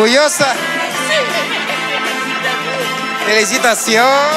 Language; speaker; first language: Spanish; native; Spanish